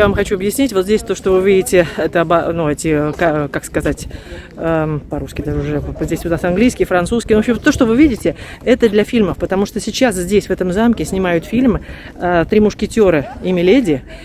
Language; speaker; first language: Russian; native; Russian